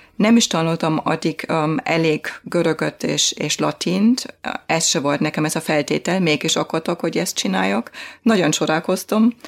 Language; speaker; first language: Hungarian; non-native, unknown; German